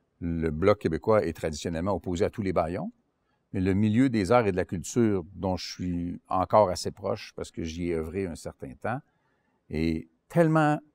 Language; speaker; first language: French; native; French